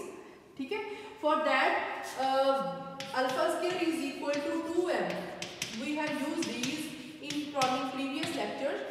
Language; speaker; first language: English; non-native, local second language; Hindi